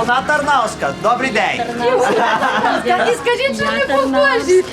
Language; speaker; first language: Ukrainian; early bilingual, heritage; Portuguese